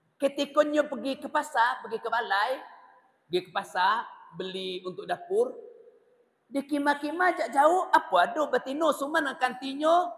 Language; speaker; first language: Malay; native; Malay